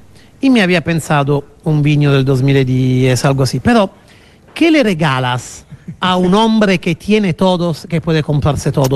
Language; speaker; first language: Spanish; non-native, fluent; Italian